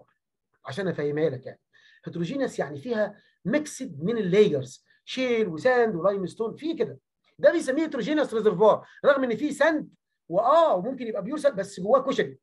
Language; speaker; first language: Arabic; native; Arabic